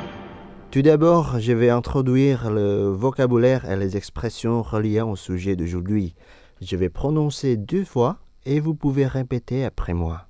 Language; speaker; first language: French; non-native, fluent; Indonesian